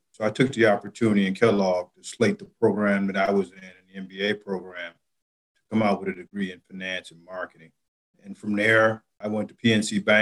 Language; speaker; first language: English; native; English